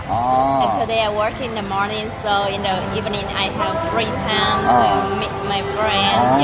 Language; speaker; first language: English; non-native, learner; Vietnamese